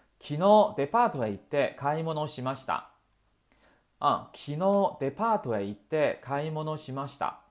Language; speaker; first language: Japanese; non-native, fluent; Chinese